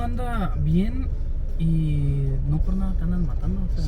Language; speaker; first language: Spanish; native; Spanish